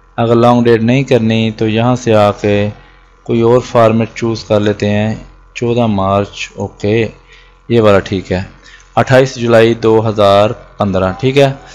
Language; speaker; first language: Urdu; non-native, local second language; Punjabi